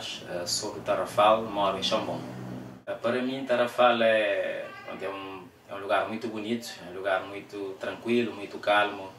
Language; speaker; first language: Portuguese; non-native, local second language; Kabuverdianu